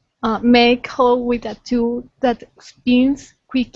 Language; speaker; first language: English; non-native, learner; Spanish